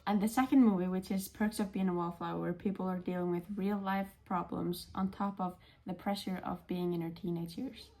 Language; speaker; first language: English; non-native, learner; Icelandic